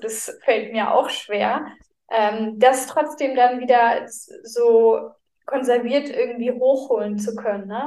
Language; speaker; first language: German; native; German